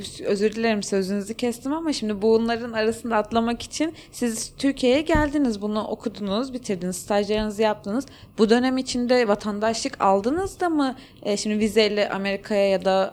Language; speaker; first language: Turkish; native; Turkish